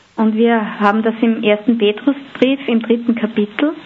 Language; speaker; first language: German; native; German